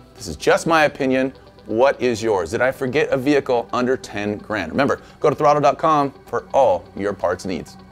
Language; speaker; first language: English; native; English